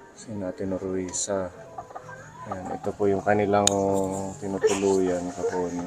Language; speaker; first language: Filipino; non-native, local second language; Waray